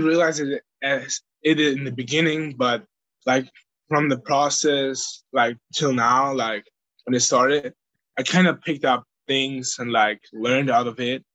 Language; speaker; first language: English; non-native, fluent; German